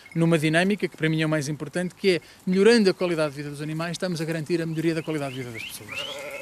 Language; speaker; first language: Portuguese; native; Portuguese